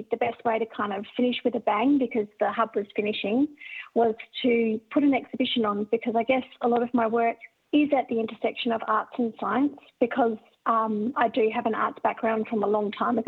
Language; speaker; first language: English; native; English